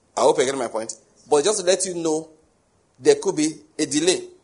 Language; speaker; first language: English; non-native, local second language; Yoruba